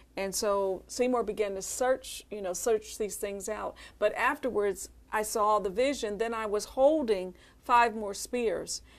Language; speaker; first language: English; native; English